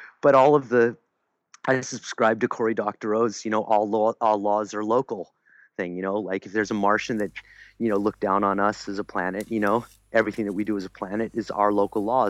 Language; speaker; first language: English; early bilingual, other home language; German